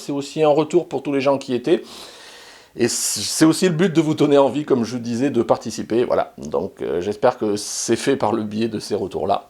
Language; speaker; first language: French; native; French